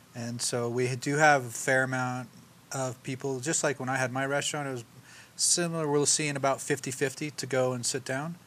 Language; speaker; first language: English; native; English